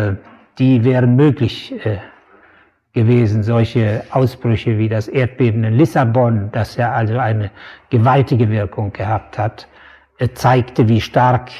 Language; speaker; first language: German; native; German